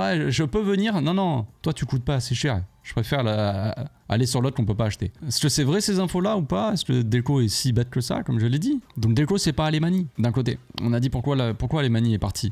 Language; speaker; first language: French; native; French